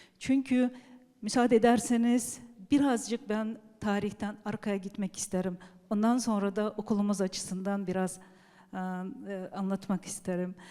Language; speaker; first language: Turkish; early bilingual, heritage; Turkish